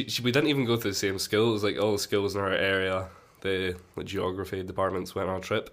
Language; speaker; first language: English; native; English